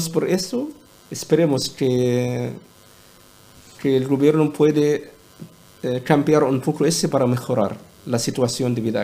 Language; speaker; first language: Spanish; non-native, learner; Arabic